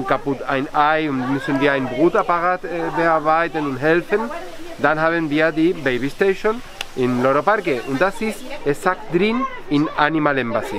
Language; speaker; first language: German; non-native, fluent; Spanish